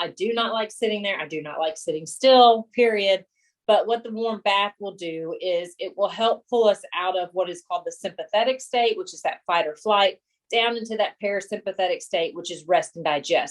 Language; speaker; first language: English; native; English